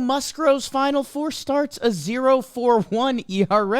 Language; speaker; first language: English; native; English